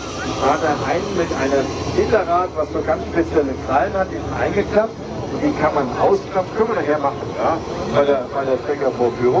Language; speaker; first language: German; native; German